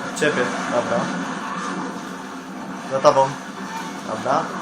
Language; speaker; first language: Polish; native; Polish